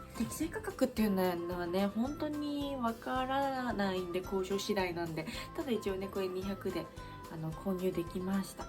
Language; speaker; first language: Japanese; native; Japanese